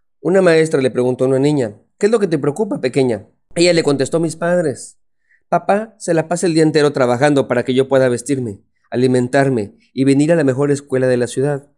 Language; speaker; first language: Spanish; native; Spanish